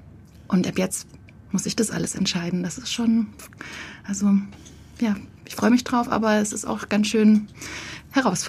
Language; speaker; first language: German; native; German